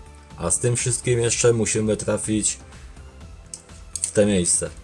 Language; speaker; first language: Polish; native; Polish